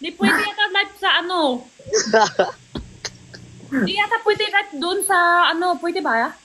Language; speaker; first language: Filipino; non-native, learner; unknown